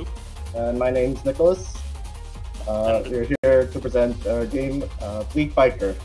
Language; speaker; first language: English; native; English